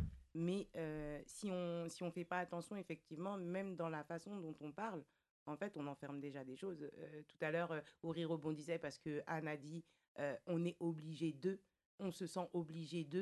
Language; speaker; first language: French; native; French